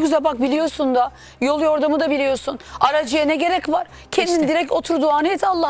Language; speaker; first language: Turkish; native; Turkish